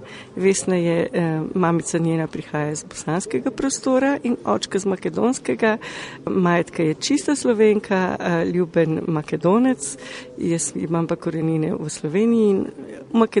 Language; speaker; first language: Slovenian; early bilingual, other home language; Macedonian